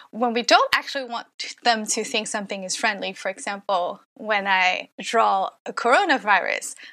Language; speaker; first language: English; non-native, local second language; Cantonese